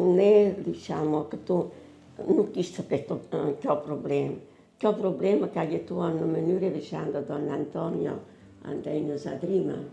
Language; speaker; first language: Albanian; non-native, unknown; Italian